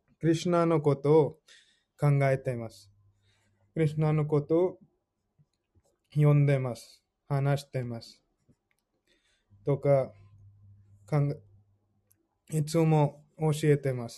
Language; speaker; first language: Japanese; non-native, fluent; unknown